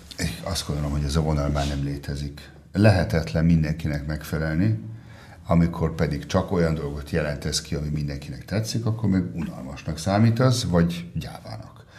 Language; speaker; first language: Hungarian; early bilingual, heritage; Hungarian